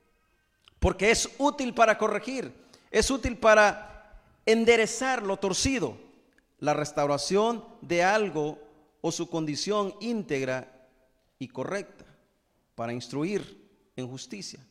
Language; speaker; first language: Spanish; native; Spanish